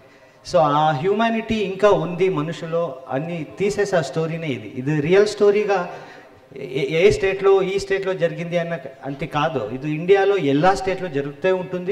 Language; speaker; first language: Telugu; non-native, learner; Kannada